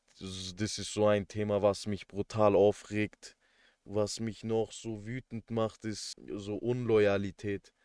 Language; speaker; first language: German; early bilingual, other home language; Turkish